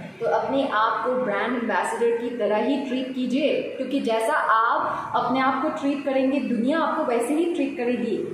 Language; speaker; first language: Hindi; non-native, local second language; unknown